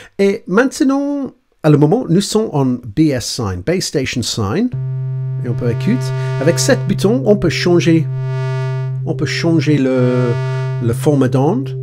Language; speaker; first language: French; non-native, learner; English